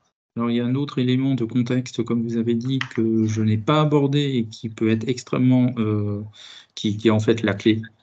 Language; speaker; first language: French; native; French